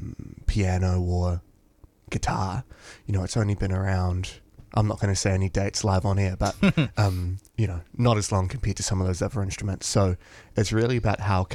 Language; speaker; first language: English; native; English